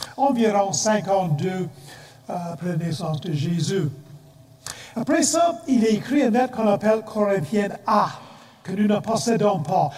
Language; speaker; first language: French; non-native, fluent; English